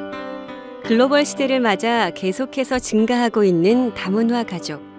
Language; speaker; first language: Korean; native; Korean